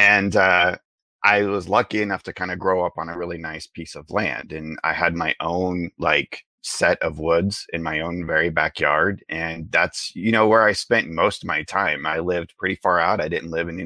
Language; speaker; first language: English; native; English